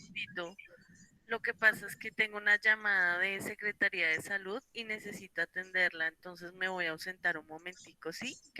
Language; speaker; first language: Spanish; native; Spanish